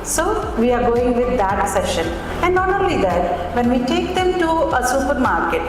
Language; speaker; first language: English; non-native, local second language; Telugu